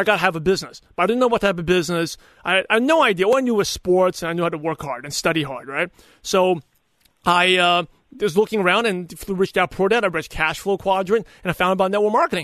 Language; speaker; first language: English; native; English